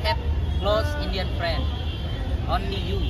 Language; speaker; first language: English; non-native, learner; Indonesian